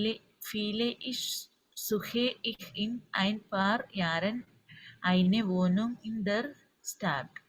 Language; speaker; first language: German; non-native, learner; Malayalam